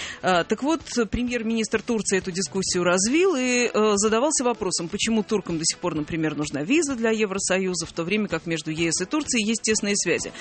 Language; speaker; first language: Russian; native; Russian